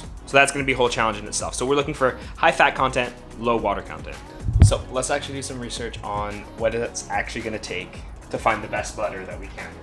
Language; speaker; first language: English; native; English